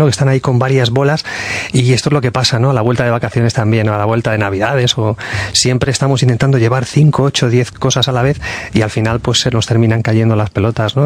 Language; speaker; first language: Spanish; native; Spanish